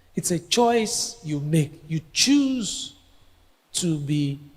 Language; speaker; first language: English; non-native, local second language; Yoruba